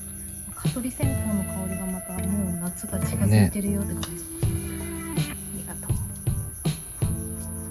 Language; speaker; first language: Japanese; native; Japanese